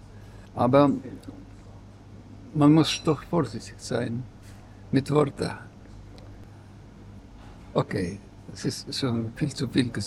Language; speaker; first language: German; non-native, fluent; Estonian